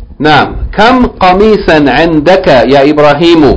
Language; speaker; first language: Arabic; non-native, learner; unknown